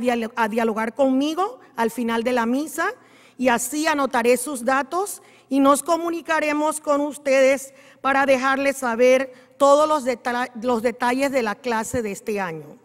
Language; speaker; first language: Spanish; native; Spanish